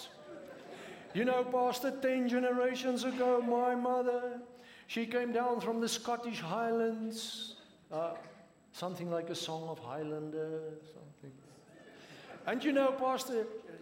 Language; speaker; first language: English; non-native, local second language; Afrikaans